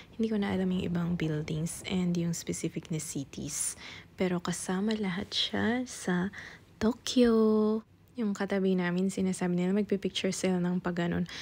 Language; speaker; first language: Filipino; non-native, local second language; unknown